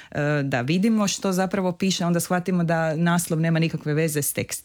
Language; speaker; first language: Serbian; native; Serbian